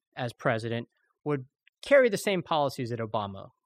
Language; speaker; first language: English; early bilingual, other home language; Spanish